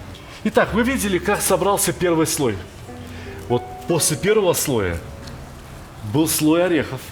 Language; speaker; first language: Russian; native; Russian